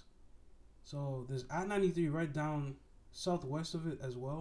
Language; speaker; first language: English; native; English